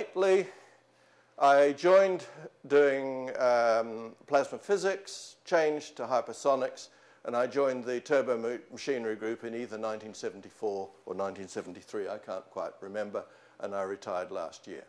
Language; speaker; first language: English; native; English